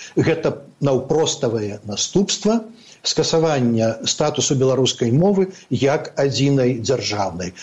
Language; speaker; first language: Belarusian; native; Belarusian